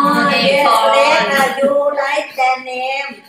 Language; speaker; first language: English; non-native, learner; Thai